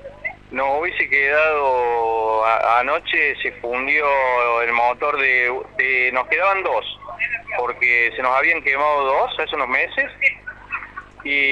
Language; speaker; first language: Spanish; native; Spanish